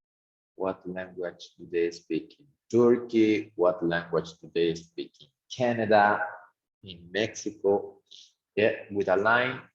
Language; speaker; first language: English; non-native, fluent; Spanish